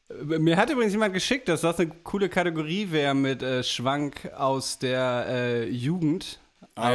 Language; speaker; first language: German; native; German